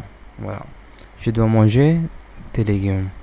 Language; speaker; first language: French; non-native, learner; English